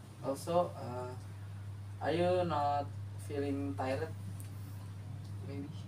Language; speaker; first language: English; non-native, learner; Indonesian